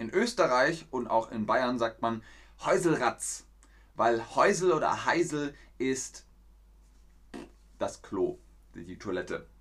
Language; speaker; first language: German; native; German